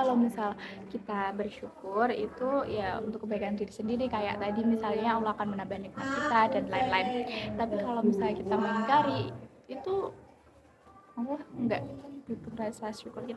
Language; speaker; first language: Indonesian; native; Indonesian